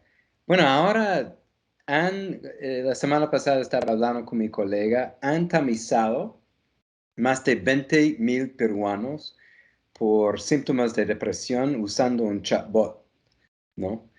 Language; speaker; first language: Spanish; non-native, fluent; English